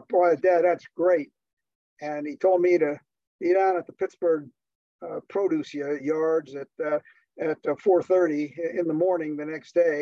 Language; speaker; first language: English; native; English